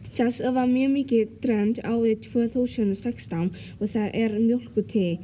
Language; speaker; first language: Icelandic; early bilingual, other home language; Vietnamese